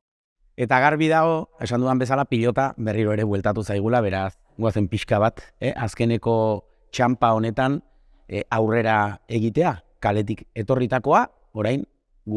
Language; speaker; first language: Basque; native; Basque